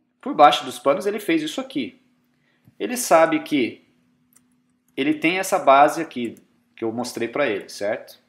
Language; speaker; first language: Portuguese; native; Portuguese